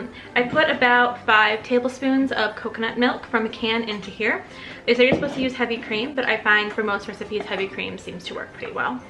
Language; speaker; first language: English; native; English